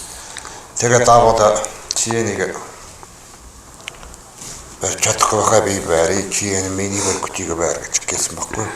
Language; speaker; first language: Mongolian; non-native, local second language; Kazakh